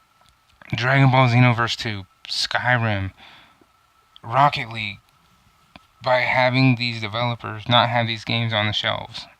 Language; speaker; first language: English; native; English